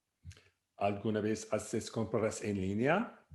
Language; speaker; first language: Spanish; non-native, fluent; English